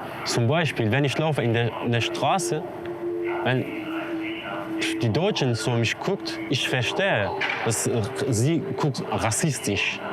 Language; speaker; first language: German; non-native, learner; Kurdish